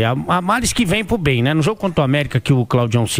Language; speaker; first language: Portuguese; native; Portuguese